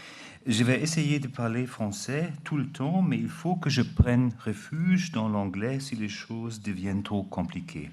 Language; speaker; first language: French; non-native, learner; German